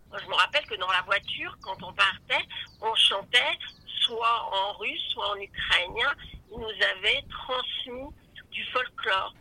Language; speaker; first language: French; early bilingual, other home language; Russian